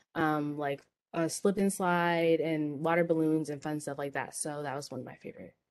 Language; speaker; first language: English; native; English